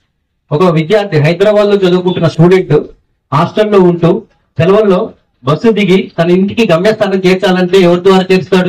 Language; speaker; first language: Telugu; native; Telugu